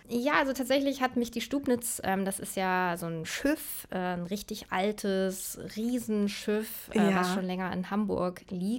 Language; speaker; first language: German; native; German